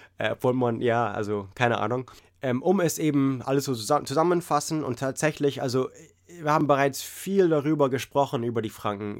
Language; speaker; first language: German; non-native, fluent; English